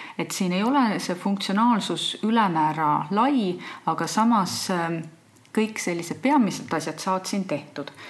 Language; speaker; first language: Estonian; native; Estonian